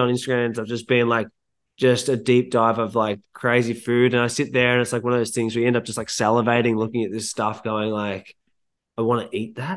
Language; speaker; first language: English; native; English